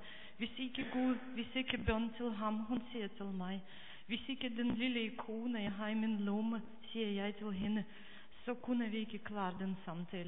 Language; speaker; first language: Danish; non-native, fluent; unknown